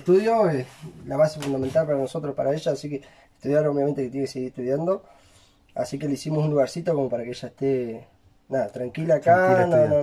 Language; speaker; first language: Spanish; native; Spanish